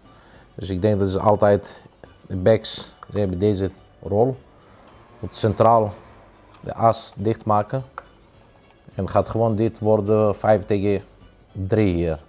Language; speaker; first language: Dutch; non-native, fluent; Greek